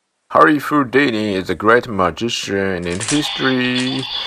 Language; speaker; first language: English; non-native, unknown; Japanese